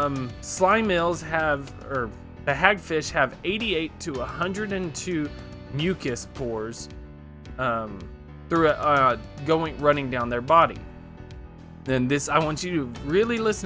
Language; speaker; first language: English; native; English